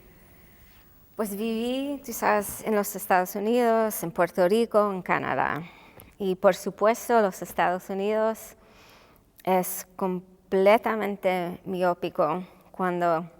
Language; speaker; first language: Spanish; non-native, local second language; English